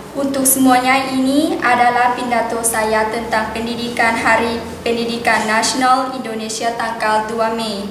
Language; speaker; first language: Indonesian; non-native, learner; Lao